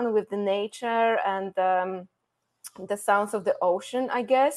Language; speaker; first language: English; non-native, fluent; Polish